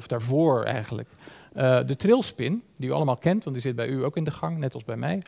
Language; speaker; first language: Dutch; native; Dutch